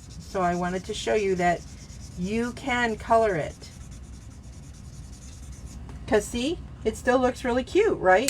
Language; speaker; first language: English; native; English